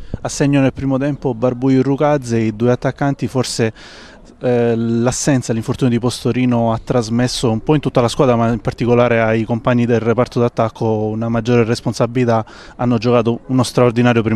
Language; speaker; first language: Italian; native; Italian